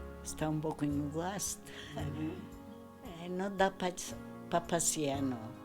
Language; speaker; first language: Portuguese; non-native, learner; Italian